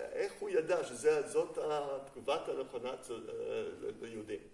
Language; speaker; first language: Hebrew; non-native, fluent; English